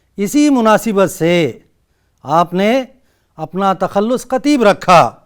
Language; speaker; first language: Urdu; native; Urdu